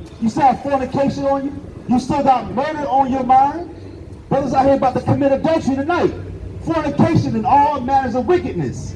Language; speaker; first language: English; native; English